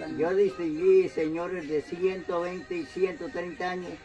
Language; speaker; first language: Spanish; native; Spanish